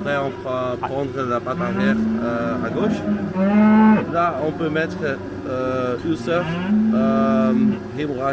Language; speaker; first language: French; non-native, local second language; Dutch